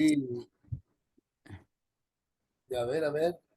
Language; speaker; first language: Spanish; native; Spanish